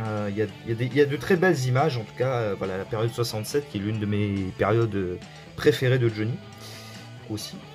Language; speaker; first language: French; native; French